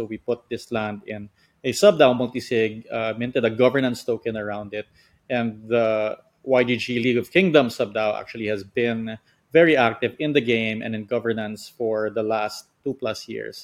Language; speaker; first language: English; non-native, local second language; Filipino